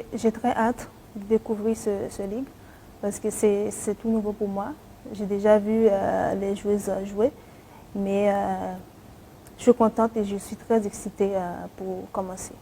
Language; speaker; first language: French; non-native, local second language; Haitian Creole